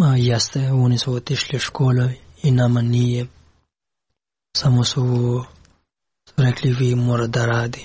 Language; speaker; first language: Serbian; non-native, learner; Pashto